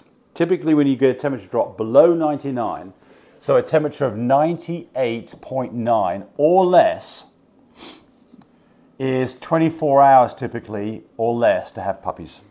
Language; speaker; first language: English; native; English